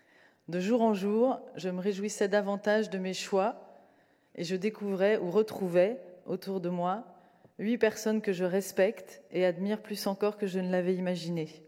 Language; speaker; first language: French; native; French